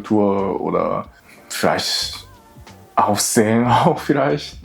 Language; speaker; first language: German; non-native, learner; Japanese